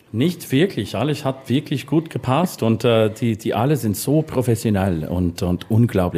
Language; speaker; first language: German; non-native, fluent; English